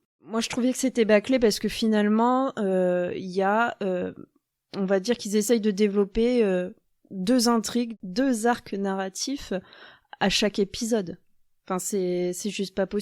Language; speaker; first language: French; native; French